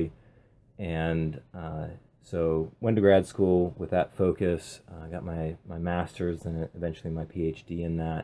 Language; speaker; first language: English; native; English